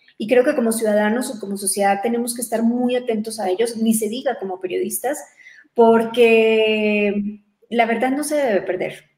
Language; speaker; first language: Spanish; native; Spanish